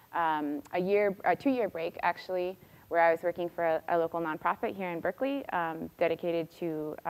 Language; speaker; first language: English; native; English